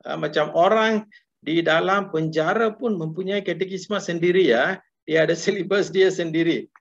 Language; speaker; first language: Malay; non-native, local second language; Tamil